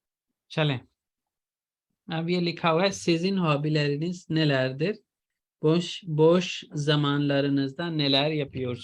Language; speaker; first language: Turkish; non-native, fluent; Urdu